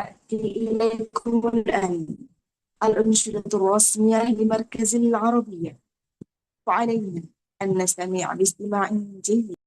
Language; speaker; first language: Arabic; non-native, fluent; Indonesian